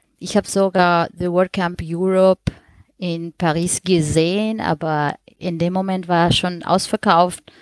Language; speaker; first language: German; non-native, fluent; Spanish